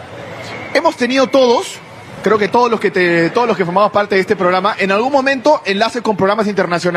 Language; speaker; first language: Spanish; native; Spanish